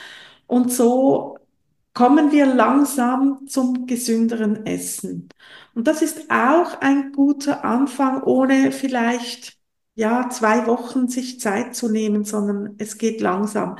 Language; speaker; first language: German; non-native, local second language; French